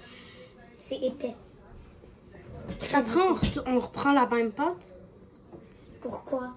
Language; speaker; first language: French; non-native, local second language; Arabic